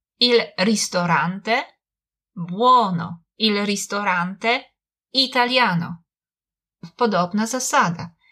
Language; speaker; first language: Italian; non-native, fluent; Polish